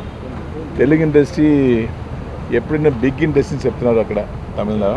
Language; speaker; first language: Telugu; non-native, local second language; Tamil